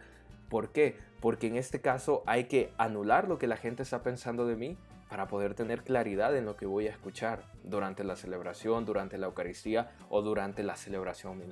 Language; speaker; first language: Spanish; native; Spanish